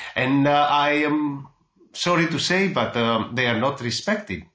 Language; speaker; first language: English; non-native, fluent; Greek